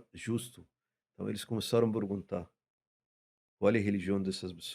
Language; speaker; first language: Portuguese; non-native, fluent; Arabic